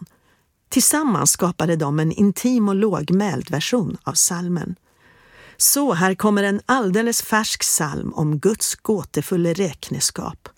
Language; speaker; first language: Swedish; native; Swedish